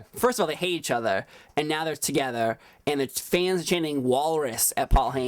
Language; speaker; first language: English; native; English